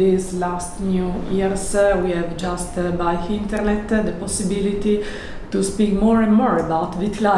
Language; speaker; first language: English; non-native, learner; Italian